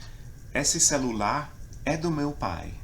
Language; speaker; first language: Portuguese; non-native, fluent; English